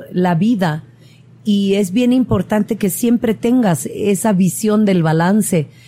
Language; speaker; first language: Spanish; native; Spanish